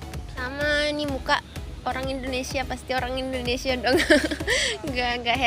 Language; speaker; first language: Indonesian; early bilingual, heritage; Indonesian